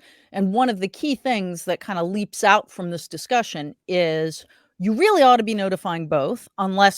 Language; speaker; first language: English; native; English